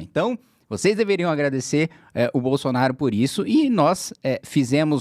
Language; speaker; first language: Portuguese; native; Portuguese